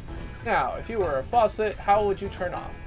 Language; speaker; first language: English; native; English